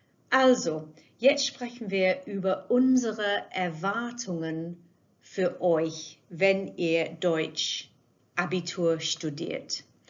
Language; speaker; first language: German; non-native, fluent; English